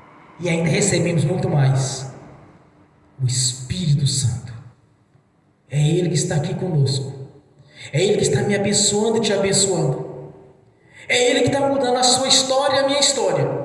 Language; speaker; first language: Portuguese; native; Portuguese